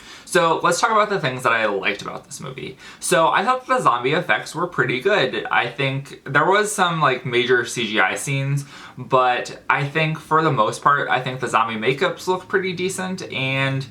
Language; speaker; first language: English; native; English